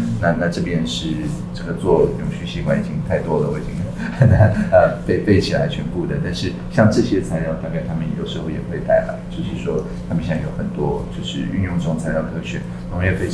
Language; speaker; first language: Chinese; native; Chinese